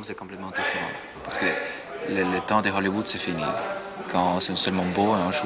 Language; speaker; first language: French; non-native, fluent; German